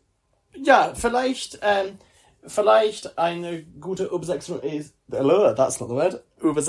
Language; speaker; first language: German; non-native, learner; English